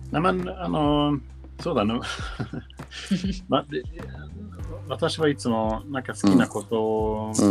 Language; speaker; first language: Japanese; non-native, learner; Swedish